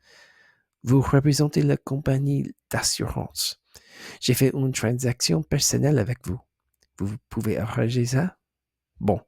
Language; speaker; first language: French; non-native, learner; English